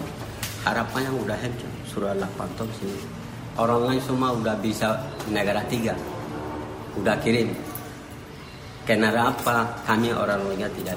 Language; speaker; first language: Indonesian; non-native, learner; Rohingya